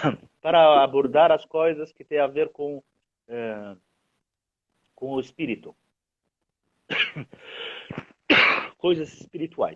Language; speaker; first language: Portuguese; non-native, fluent; Arabic